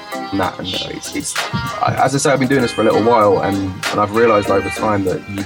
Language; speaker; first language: English; native; English